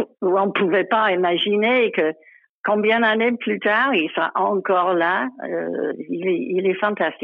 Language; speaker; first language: French; non-native, fluent; English